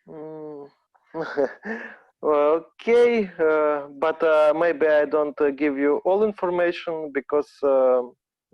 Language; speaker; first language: English; non-native, learner; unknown